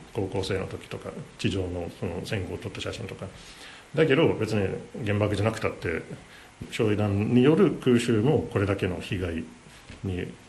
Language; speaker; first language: Japanese; non-native, fluent; English